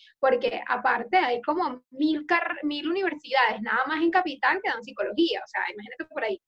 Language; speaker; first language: Spanish; native; Spanish